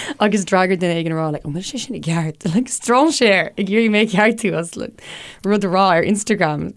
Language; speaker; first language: Irish; non-native, local second language; English